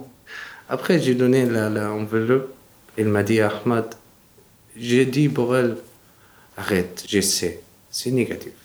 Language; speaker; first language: French; non-native, learner; Arabic